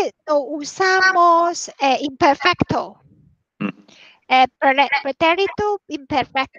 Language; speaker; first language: Spanish; non-native, learner; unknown